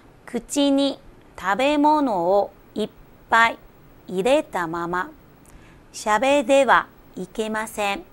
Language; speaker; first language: Japanese; non-native, fluent; Chinese